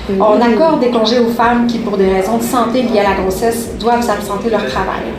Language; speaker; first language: French; native; French